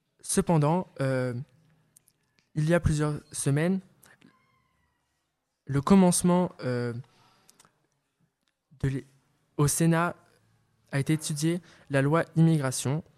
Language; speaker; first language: French; native; French